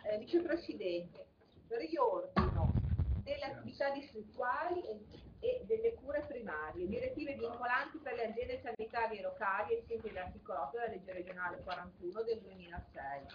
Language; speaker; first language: Italian; native; Italian